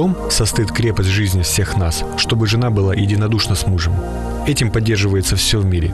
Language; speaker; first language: Russian; native; Russian